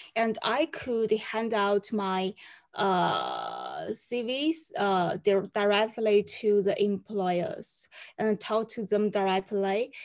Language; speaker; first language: English; non-native, fluent; Chinese